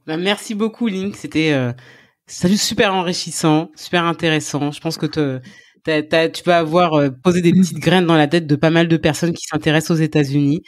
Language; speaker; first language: French; native; French